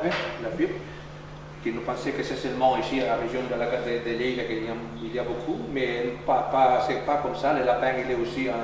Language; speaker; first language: French; non-native, learner; Catalan